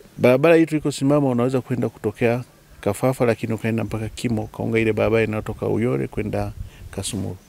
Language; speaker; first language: Swahili; native; Swahili